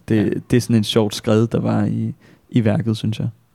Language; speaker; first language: Danish; native; Danish